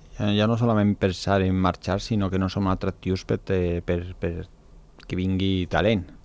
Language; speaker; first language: Catalan; non-native, local second language; Spanish